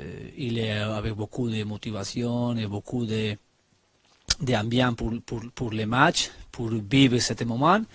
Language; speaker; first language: French; non-native, learner; Spanish